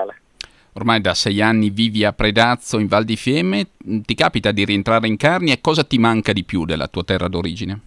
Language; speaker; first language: Italian; native; Italian